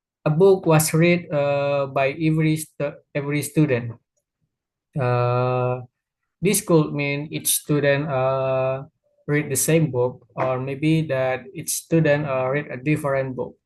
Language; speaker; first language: English; non-native, learner; Indonesian